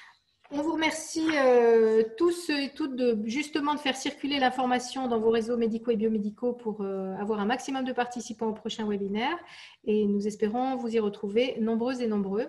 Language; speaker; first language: French; native; French